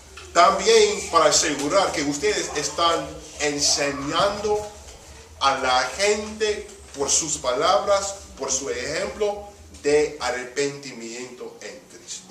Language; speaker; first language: Spanish; early bilingual, heritage; Spanish